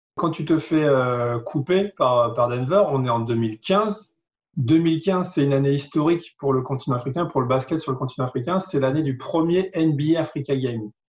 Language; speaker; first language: French; native; French